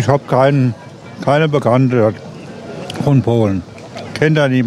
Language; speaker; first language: German; native; German